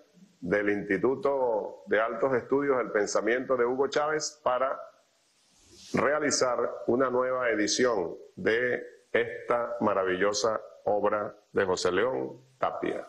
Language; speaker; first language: Spanish; native; Spanish